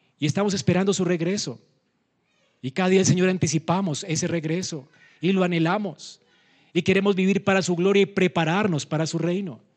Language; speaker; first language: Spanish; native; Spanish